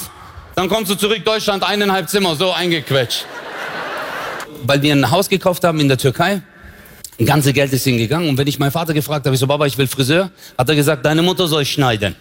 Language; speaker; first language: German; early bilingual, other home language; Turkish